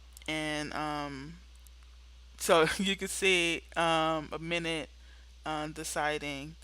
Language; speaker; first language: English; native; English